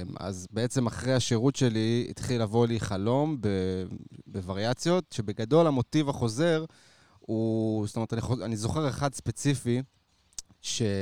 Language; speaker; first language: Hebrew; native; Hebrew